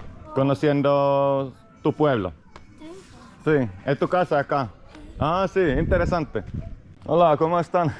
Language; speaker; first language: Spanish; non-native, learner; Finnish